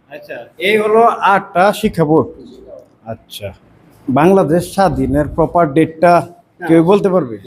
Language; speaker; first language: Bangla; non-native, local second language; Assamese